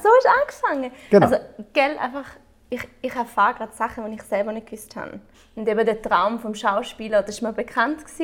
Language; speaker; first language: German; early bilingual, other home language; Albanian